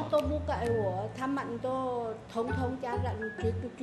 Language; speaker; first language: Chinese; non-native, learner; Vietnamese